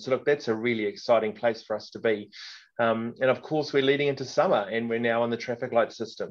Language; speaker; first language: English; native; English